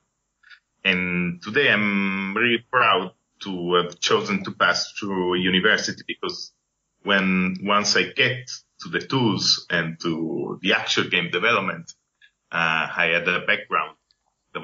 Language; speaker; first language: English; non-native, fluent; Italian